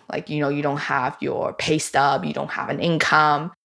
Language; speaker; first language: English; early bilingual, other home language; Chinese